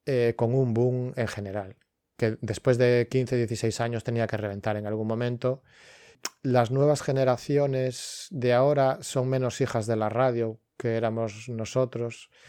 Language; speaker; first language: Spanish; non-native, local second language; Galician